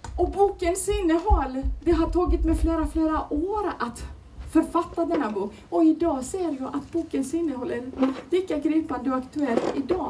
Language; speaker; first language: Swedish; non-native, fluent; Turoyo